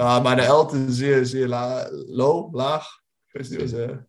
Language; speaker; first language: German; non-native, learner; Dutch